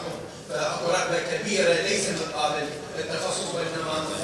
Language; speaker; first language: Arabic; native; Arabic